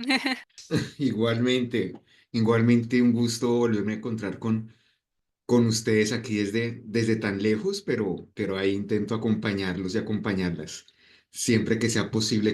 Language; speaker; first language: Spanish; native; Spanish